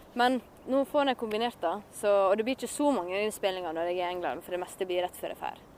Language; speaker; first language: Norwegian; native; Norwegian